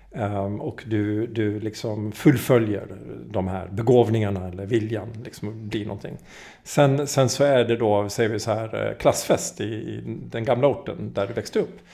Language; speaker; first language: Swedish; native; Swedish